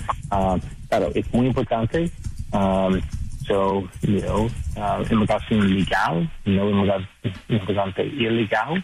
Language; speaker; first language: Spanish; non-native, learner; English